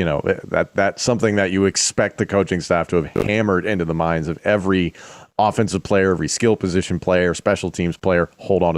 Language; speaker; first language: English; native; English